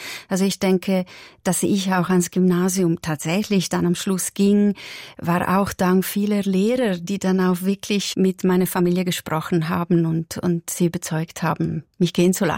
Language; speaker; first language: German; non-native, local second language; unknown